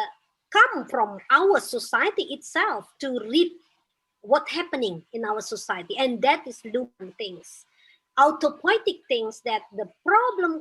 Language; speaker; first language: English; non-native, fluent; Indonesian